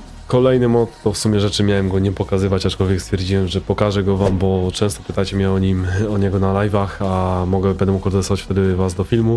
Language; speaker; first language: Polish; native; Polish